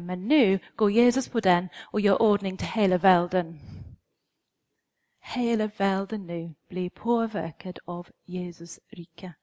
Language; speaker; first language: Swedish; non-native, fluent; English